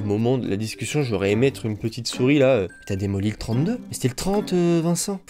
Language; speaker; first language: French; native; French